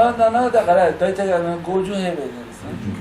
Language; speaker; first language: Japanese; non-native, learner; Persian